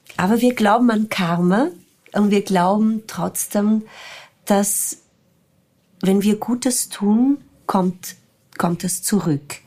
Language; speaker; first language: German; non-native, fluent; Portuguese